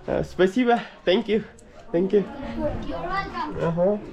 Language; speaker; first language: Russian; non-native, learner; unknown